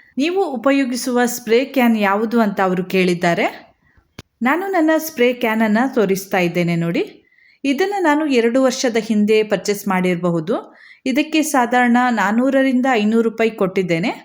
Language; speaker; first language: Kannada; native; Kannada